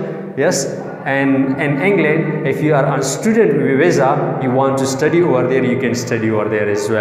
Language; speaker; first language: English; non-native, local second language; Urdu